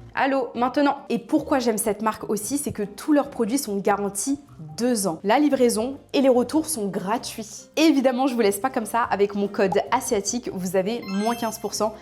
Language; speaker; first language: French; native; French